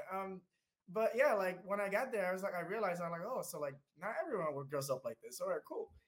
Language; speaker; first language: English; early bilingual, other home language; Spanish